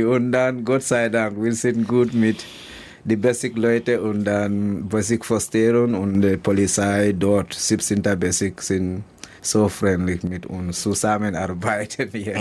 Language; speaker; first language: German; non-native, learner; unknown